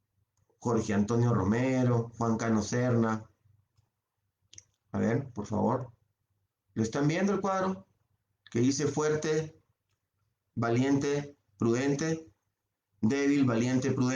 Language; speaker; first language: Spanish; native; Spanish